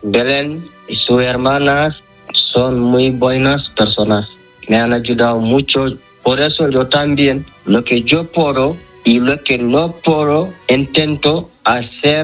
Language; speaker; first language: Spanish; non-native, learner; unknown